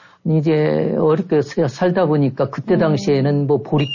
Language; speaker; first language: Korean; native; Korean